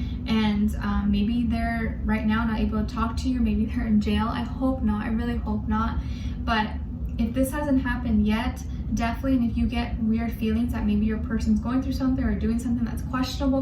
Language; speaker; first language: English; native; English